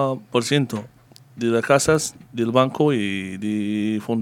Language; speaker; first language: Spanish; non-native, learner; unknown